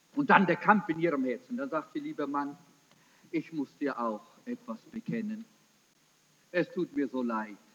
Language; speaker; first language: German; early bilingual, heritage; German